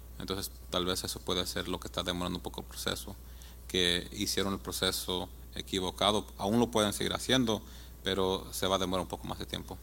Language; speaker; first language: Spanish; early bilingual, heritage; Spanish